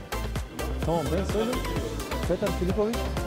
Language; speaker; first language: Turkish; non-native, learner; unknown